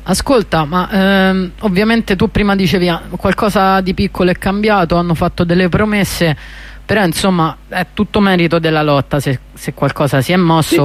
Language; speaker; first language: Italian; non-native, local second language; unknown